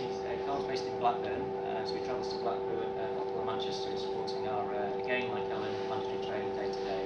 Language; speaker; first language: English; native; English